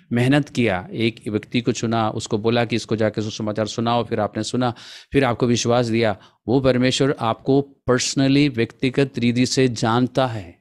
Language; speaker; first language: Hindi; non-native, local second language; Malayalam